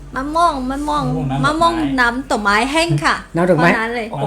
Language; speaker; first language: Thai; non-native, learner; Chinese